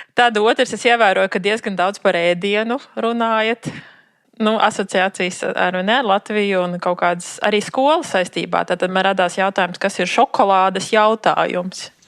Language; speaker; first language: Latvian; native; Latvian